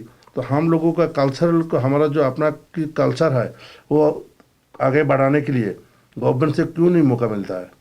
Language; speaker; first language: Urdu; non-native, fluent; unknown